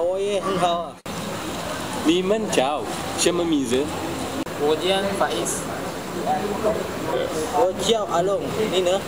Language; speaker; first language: Chinese; non-native, learner; Malay